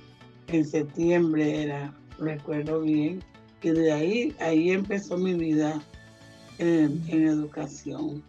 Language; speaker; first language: Spanish; non-native, local second language; Jamaican Creole English